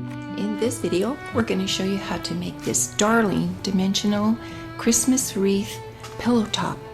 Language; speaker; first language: English; native; English